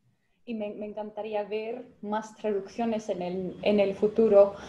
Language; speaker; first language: Spanish; non-native, fluent; Finnish